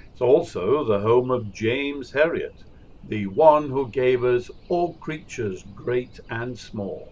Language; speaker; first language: English; native; English